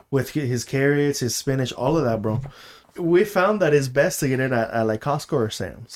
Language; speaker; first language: English; early bilingual, other home language; Spanish